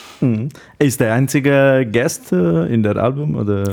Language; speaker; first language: German; non-native, learner; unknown